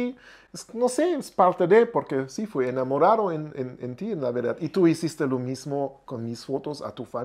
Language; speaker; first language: Spanish; non-native, learner; German